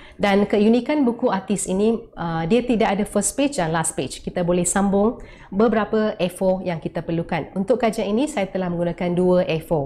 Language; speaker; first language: Malay; non-native, local second language; Tamil